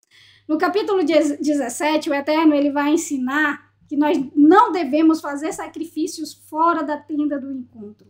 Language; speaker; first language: Portuguese; native; Portuguese